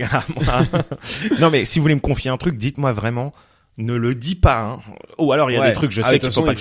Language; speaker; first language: French; native; French